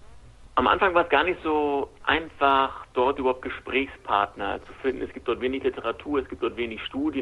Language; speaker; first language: German; native; German